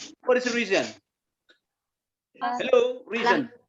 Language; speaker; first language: English; non-native, fluent; Indonesian